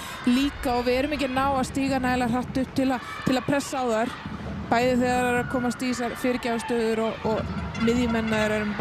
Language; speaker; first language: Icelandic; native; Icelandic